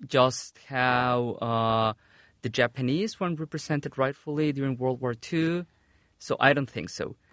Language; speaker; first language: English; non-native, fluent; Spanish